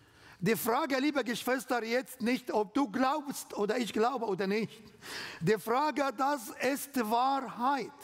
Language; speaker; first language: German; non-native, learner; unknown